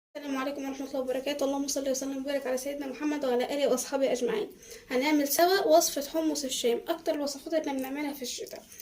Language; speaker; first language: Arabic; native; Arabic